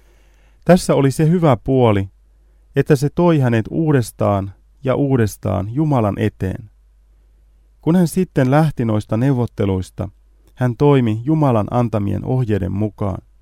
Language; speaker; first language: Finnish; native; Finnish